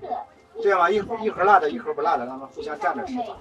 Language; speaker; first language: Chinese; native; Chinese